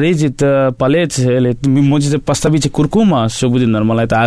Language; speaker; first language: Russian; non-native, learner; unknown